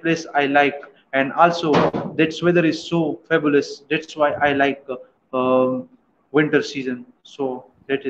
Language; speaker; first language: English; non-native, learner; Pashto